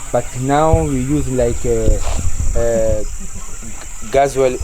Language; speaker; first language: English; non-native, learner; Sango